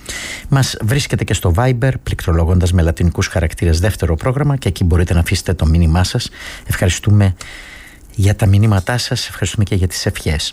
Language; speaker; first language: Greek; native; Greek